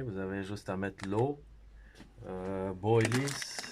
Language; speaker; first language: French; non-native, fluent; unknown